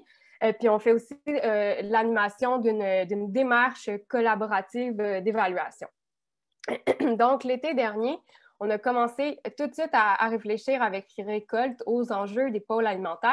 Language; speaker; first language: French; native; French